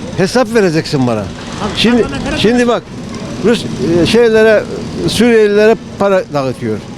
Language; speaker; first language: Turkish; native; Turkish